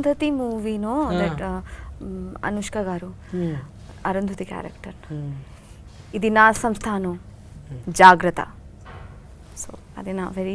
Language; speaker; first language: Telugu; non-native, learner; Hindi